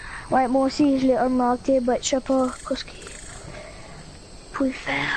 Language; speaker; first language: French; early bilingual, heritage; French